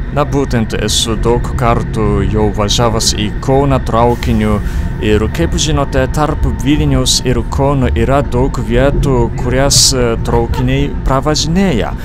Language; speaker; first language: Lithuanian; non-native, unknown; Japanese